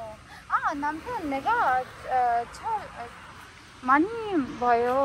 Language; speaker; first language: Korean; non-native, learner; Urdu